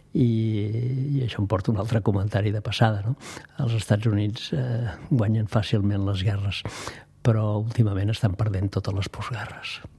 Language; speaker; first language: Catalan; native; Catalan